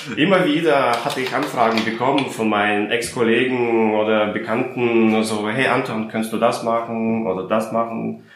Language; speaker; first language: German; non-native, fluent; Russian